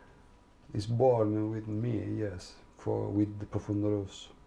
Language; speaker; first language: English; non-native, learner; Italian